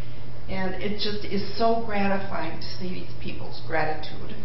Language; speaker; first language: English; native; English